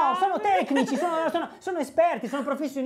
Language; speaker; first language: Italian; native; Italian